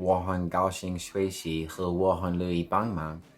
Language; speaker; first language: Chinese; non-native, learner; English